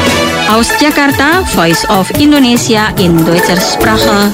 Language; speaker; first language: German; non-native, learner; Indonesian